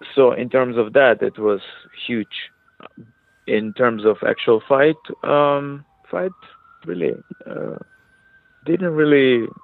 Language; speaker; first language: English; non-native, fluent; Hebrew